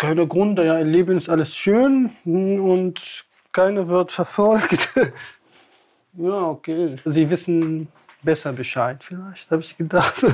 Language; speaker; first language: German; non-native, fluent; Tamasheq